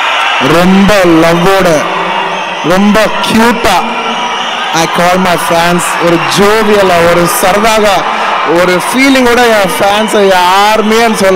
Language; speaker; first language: Tamil; non-native, local second language; Telugu